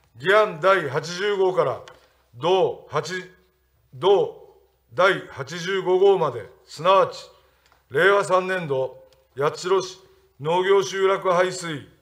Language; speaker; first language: Japanese; native; Japanese